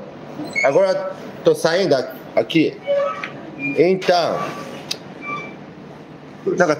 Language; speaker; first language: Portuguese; non-native, learner; Japanese